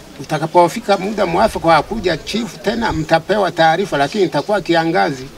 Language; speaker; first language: Swahili; non-native, local second language; Sukuma